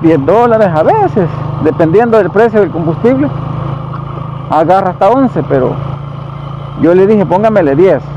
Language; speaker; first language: Spanish; native; Spanish